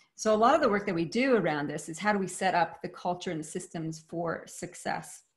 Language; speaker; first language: English; native; English